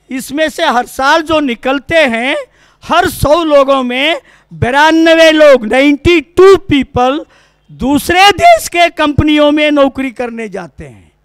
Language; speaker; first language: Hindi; non-native, local second language; Kannada